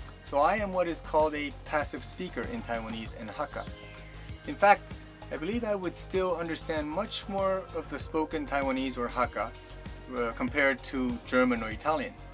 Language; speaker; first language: English; early bilingual, other home language; Chinese